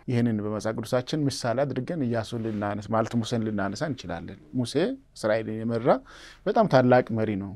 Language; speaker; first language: Amharic; non-native, local second language; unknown